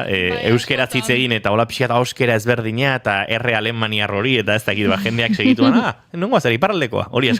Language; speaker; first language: Basque; native; Basque